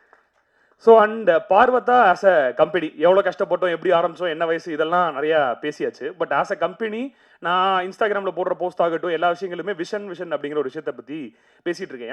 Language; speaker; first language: Tamil; native; Tamil